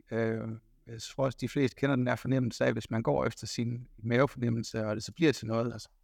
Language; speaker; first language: Danish; native; Danish